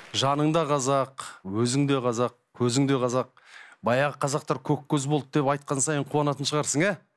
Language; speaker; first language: Kazakh; native; Kazakh